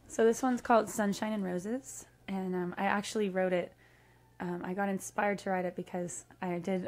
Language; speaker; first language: English; native; English